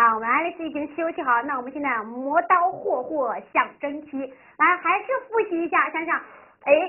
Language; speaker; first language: Chinese; native; Chinese